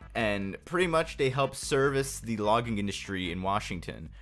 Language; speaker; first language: English; native; English